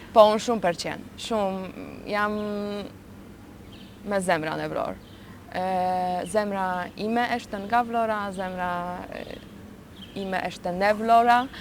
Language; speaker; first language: Albanian; non-native, learner; Polish